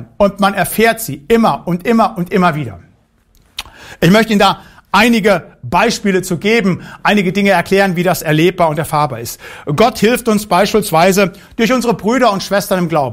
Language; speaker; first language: German; native; German